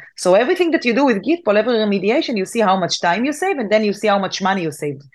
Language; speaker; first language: English; non-native, fluent; Hebrew